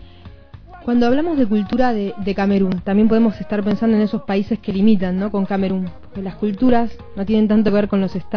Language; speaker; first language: Spanish; native; Spanish